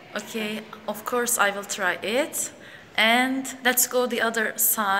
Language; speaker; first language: English; non-native, learner; Turkish